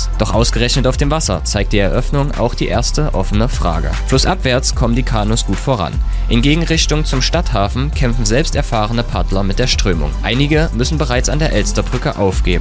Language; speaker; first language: German; native; German